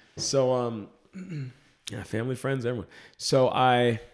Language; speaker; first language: English; native; English